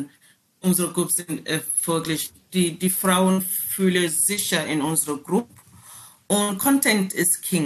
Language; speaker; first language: German; non-native, learner; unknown